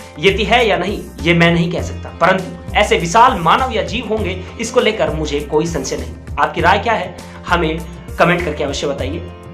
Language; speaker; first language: Hindi; native; Hindi